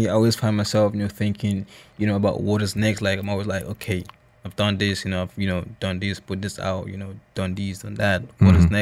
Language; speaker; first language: English; non-native, local second language; Esan